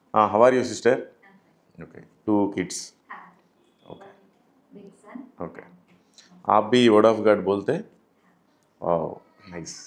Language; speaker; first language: Hindi; non-native, learner; Telugu